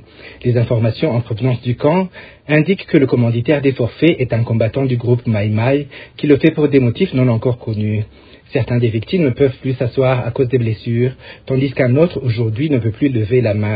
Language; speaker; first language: French; non-native, local second language; Rundi